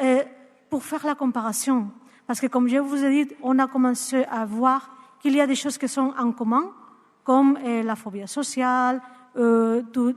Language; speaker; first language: French; non-native, learner; Spanish